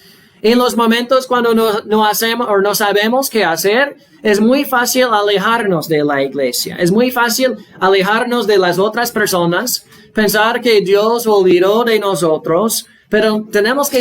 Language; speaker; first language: Spanish; non-native, fluent; English